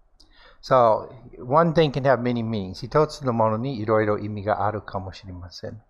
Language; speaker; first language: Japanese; non-native, fluent; English